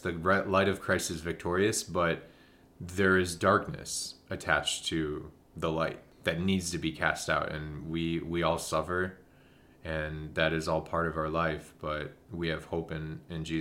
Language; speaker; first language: English; native; English